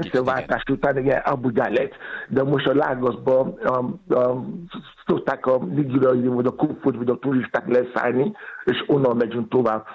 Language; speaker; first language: Hungarian; non-native, fluent; Yoruba